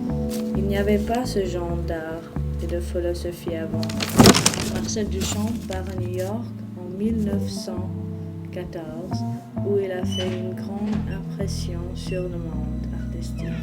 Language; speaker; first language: French; non-native, learner; English